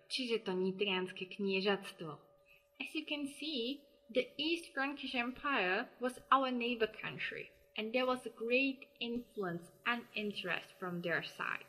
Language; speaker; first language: English; non-native, fluent; Slovak